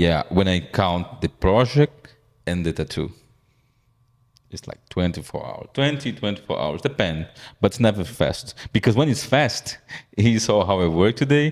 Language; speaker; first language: English; non-native, fluent; Portuguese